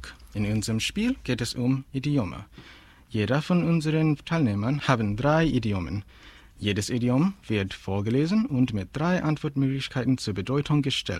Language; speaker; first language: German; non-native, learner; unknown